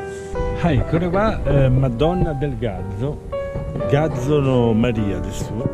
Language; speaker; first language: Japanese; non-native, learner; Italian